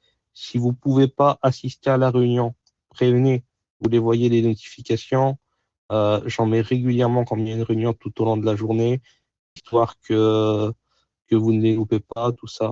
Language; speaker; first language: French; native; French